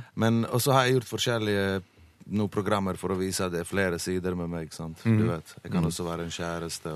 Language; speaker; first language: Norwegian; early bilingual, other home language; Bosnian